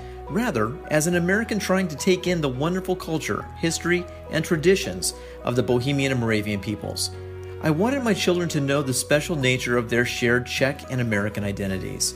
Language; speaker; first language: English; native; English